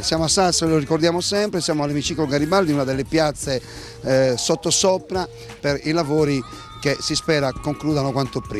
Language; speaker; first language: Italian; native; Italian